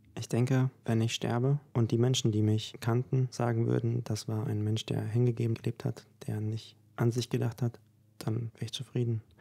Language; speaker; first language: German; early bilingual, other home language; Ukrainian